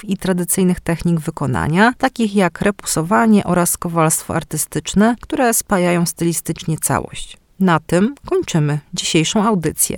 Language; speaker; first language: Polish; native; Polish